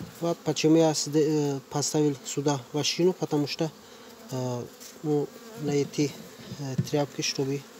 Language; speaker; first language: Russian; non-native, learner; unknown